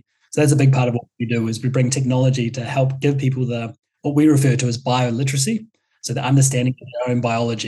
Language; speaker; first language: English; native; English